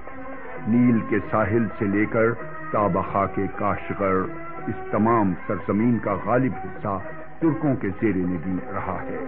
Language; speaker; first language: Urdu; native; Urdu